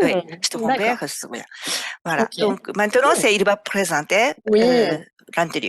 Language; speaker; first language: French; non-native, fluent; Japanese